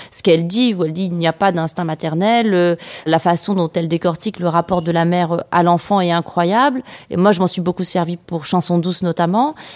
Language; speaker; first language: French; native; French